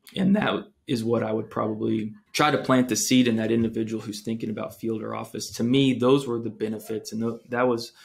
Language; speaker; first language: English; native; English